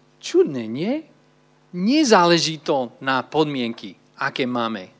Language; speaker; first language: Slovak; non-native, fluent; English